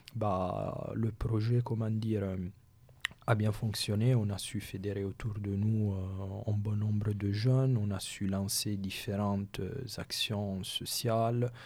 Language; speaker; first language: French; non-native, local second language; Italian